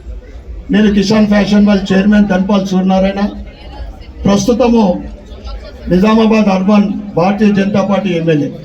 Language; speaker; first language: Telugu; native; Telugu